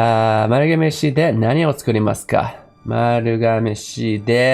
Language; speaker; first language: Japanese; non-native, fluent; English